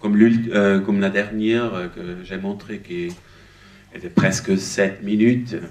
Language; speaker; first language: French; non-native, learner; German